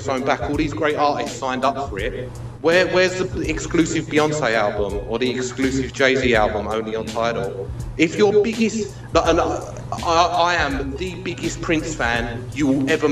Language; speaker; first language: English; native; English